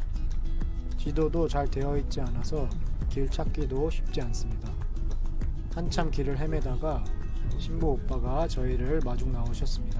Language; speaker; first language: Korean; native; Korean